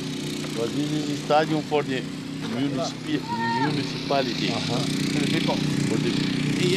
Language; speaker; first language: English; non-native, learner; Portuguese